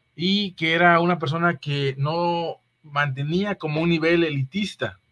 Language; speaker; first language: Spanish; native; Spanish